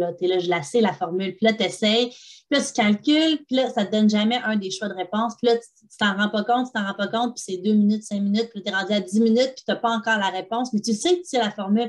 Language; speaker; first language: French; native; French